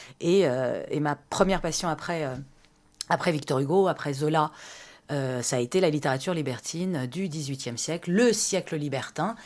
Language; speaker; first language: French; early bilingual, other home language; Persian